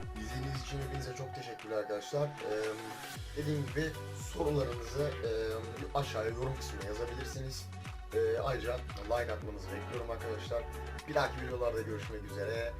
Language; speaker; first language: Turkish; native; Turkish